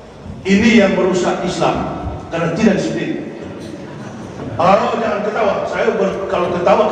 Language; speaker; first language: Indonesian; native; Indonesian